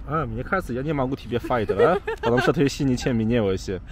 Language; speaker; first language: Russian; non-native, learner; Chinese